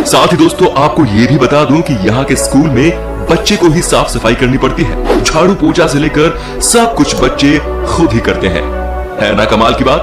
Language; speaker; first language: Hindi; native; Hindi